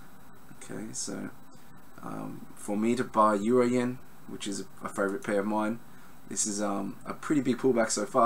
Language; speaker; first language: English; native; English